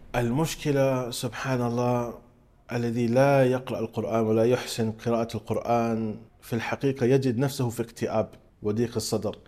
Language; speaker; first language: Arabic; non-native, fluent; English